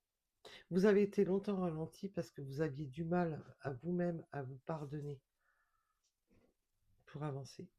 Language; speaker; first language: French; native; French